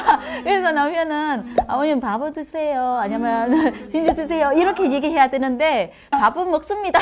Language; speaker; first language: Korean; non-native, learner; Vietnamese